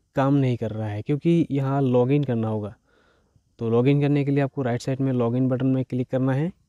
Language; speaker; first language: Hindi; non-native, local second language; Bangla